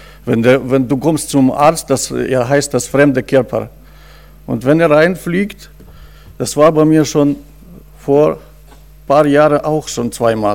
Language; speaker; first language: German; non-native, fluent; Russian